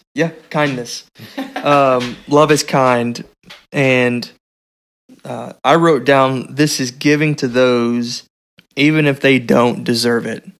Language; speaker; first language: English; native; English